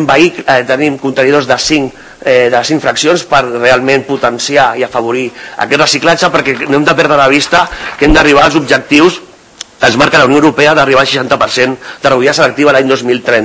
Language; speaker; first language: Catalan; native; Catalan